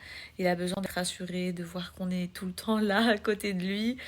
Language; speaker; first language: French; native; French